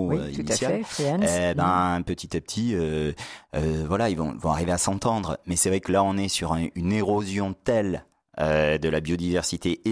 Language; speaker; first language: French; native; French